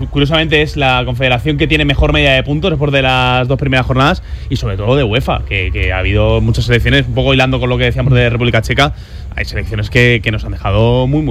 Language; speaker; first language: Spanish; native; Spanish